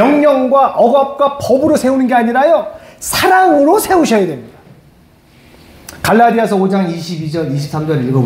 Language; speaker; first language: Korean; native; Korean